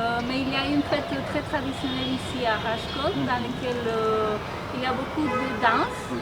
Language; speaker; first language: French; non-native, fluent; Spanish